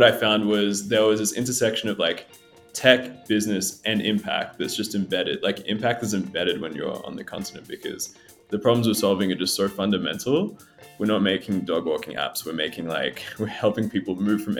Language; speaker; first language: English; native; English